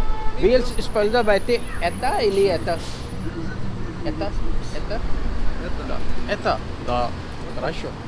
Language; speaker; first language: Russian; non-native, learner; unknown